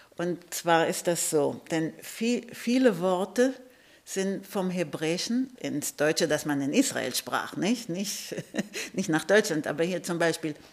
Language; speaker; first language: German; early bilingual, heritage; Hebrew